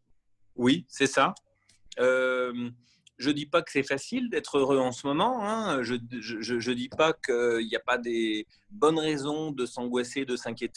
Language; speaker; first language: French; native; French